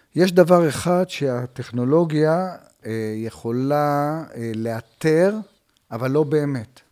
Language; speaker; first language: Hebrew; native; Hebrew